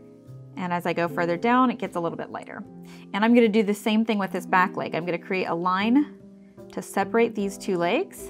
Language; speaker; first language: English; native; English